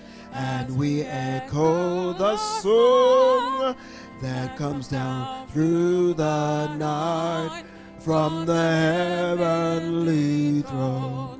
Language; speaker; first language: English; native; English